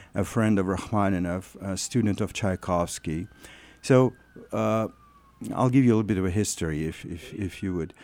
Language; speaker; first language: English; non-native, fluent; Russian